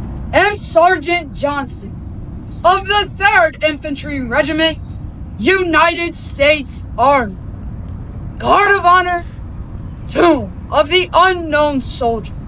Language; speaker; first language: English; native; English